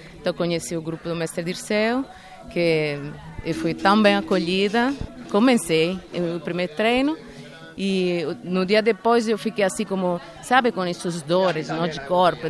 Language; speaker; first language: Portuguese; non-native, fluent; Italian